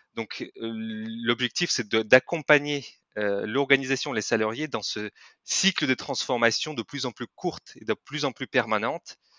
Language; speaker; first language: French; non-native, fluent; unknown